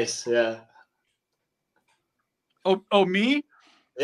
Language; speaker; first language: English; non-native, fluent; Spanish